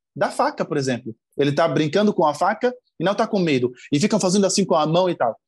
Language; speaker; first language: Portuguese; non-native, fluent; Arabic